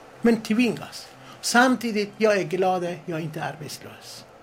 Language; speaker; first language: Swedish; non-native, fluent; Persian